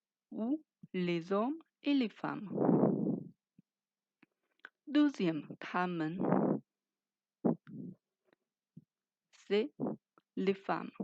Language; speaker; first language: French; non-native, fluent; Chinese